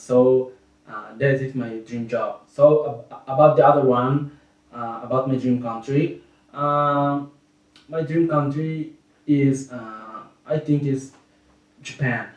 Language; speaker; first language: English; non-native, learner; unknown